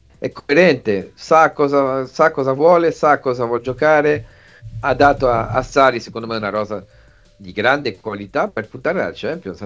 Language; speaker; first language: Italian; native; Italian